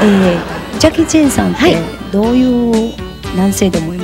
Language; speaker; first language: Japanese; non-native, learner; Chinese